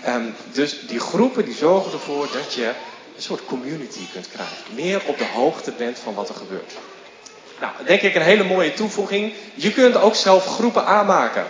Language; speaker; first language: Dutch; native; Dutch